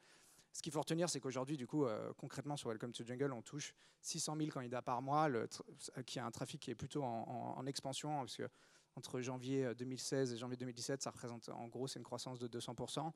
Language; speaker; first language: French; native; French